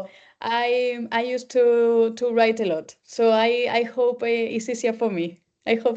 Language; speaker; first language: English; non-native, learner; Spanish